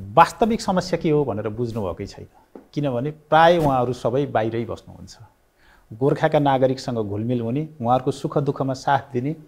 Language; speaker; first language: Nepali; native; Nepali